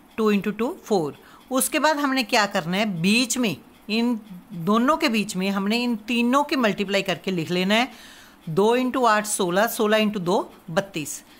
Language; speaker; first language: Hindi; non-native, local second language; Punjabi